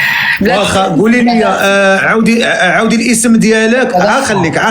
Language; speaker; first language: Arabic; native; Arabic